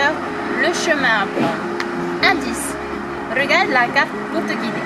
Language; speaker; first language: French; native; French